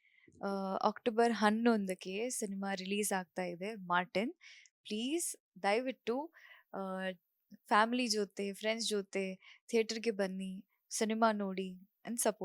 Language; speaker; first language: Kannada; non-native, local second language; Marathi